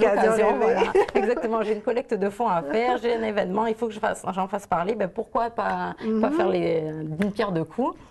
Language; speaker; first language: French; native; French